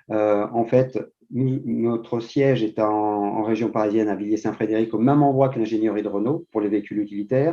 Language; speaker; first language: French; native; French